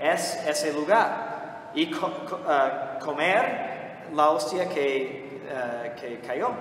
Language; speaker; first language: Spanish; non-native, fluent; English